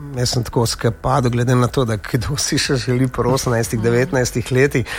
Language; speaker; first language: Slovenian; native; Slovenian